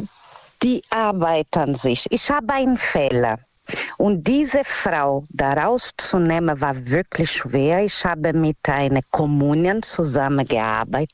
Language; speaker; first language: German; non-native, learner; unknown